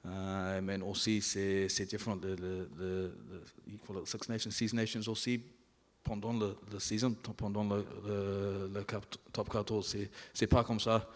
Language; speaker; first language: French; non-native, learner; English